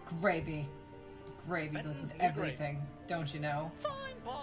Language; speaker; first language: English; native; English